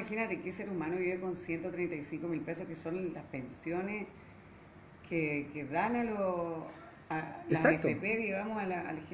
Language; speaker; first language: Spanish; native; Spanish